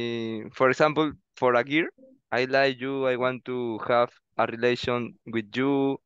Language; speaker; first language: English; non-native, learner; Spanish